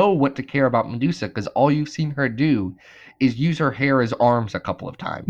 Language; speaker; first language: English; native; English